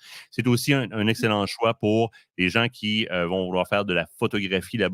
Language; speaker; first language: French; native; French